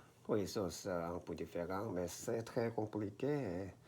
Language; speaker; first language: French; non-native, learner; Korean